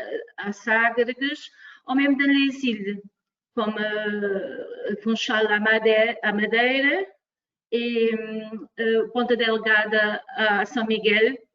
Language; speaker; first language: French; non-native, fluent; Portuguese